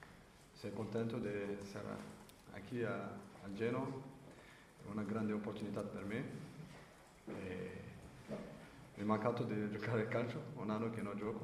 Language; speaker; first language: Italian; non-native, learner; French